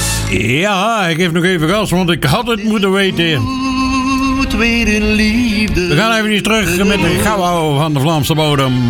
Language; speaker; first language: Dutch; native; Dutch